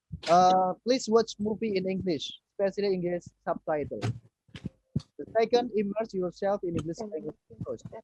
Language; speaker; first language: English; non-native, fluent; Indonesian